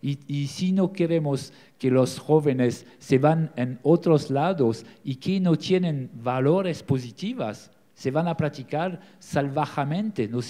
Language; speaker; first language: Spanish; non-native, learner; French